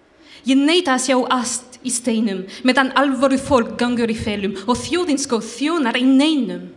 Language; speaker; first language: Icelandic; non-native, learner; French